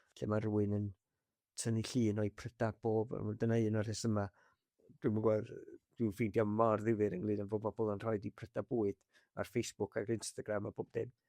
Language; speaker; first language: Welsh; native; Welsh